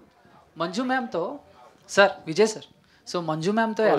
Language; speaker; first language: Telugu; native; Telugu